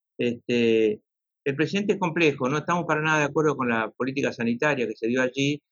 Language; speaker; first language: Spanish; native; Spanish